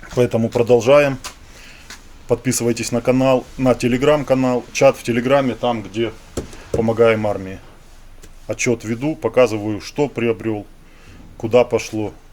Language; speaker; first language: Russian; native; Russian